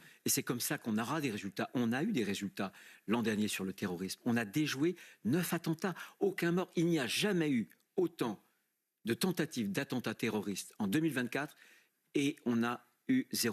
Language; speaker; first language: French; native; French